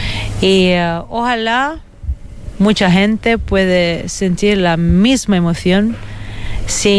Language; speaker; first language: Spanish; non-native, fluent; Italian